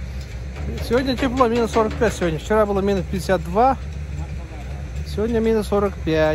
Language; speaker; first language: Russian; native; Russian